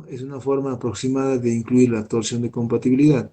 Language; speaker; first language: Spanish; native; Spanish